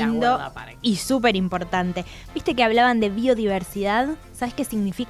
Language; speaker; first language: Spanish; native; Spanish